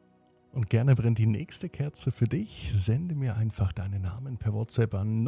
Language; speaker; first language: German; native; German